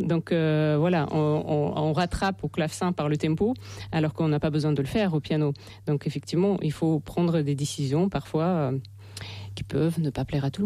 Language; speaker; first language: French; non-native, fluent; Russian